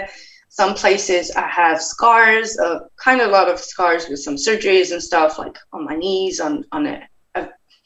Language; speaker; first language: English; non-native, fluent; French